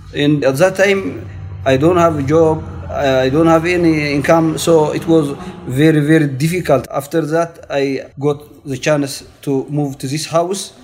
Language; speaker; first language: English; non-native, learner; Tigrinya